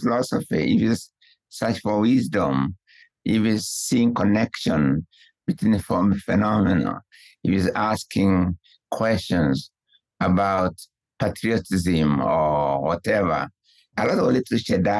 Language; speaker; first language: English; non-native, local second language; Kikuyu